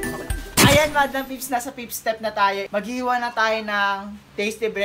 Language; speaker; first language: Filipino; native; Filipino